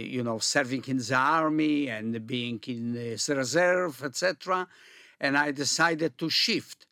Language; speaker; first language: English; early bilingual, other home language; Polish